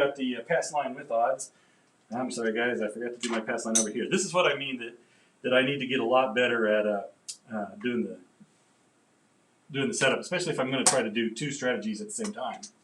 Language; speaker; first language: English; native; English